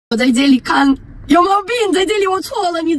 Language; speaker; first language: Chinese; non-native, learner; Russian